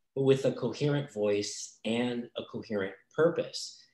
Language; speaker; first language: English; native; English